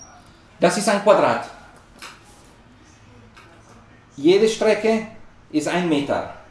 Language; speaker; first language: German; non-native, learner; Spanish